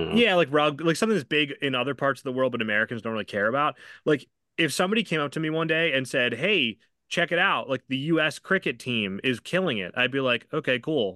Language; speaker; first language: English; native; English